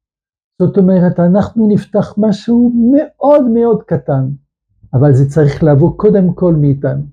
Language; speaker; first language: Hebrew; non-native, fluent; French